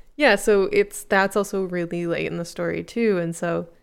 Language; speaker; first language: English; native; English